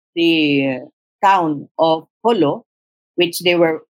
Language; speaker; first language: English; non-native, local second language; Tausug